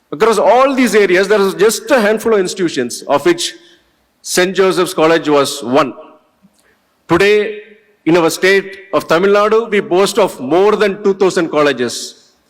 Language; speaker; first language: English; non-native, local second language; Tamil